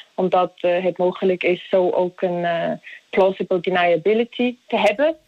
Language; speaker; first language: Dutch; non-native, fluent; Swiss German